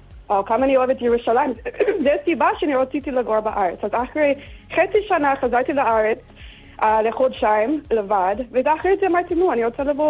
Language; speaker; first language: Hebrew; non-native, learner; English